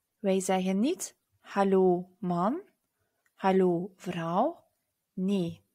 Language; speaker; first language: Dutch; early bilingual, other home language; Turkish